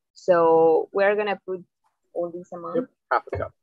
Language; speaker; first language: English; non-native, fluent; Spanish